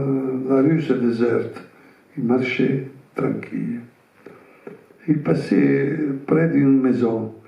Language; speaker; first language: French; non-native, fluent; Italian